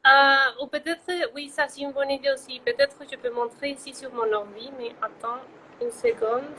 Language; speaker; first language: French; non-native, fluent; Spanish